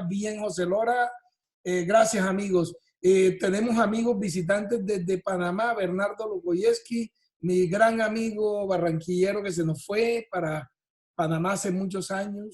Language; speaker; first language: Spanish; native; Spanish